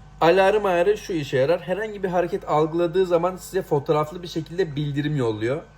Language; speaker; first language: Turkish; native; Turkish